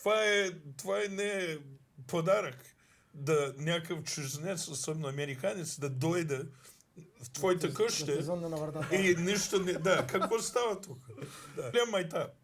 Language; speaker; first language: Bulgarian; non-native, fluent; English